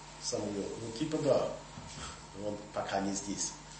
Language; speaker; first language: Russian; non-native, fluent; English